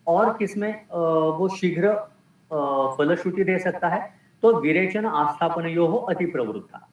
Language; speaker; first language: Hindi; non-native, local second language; Marathi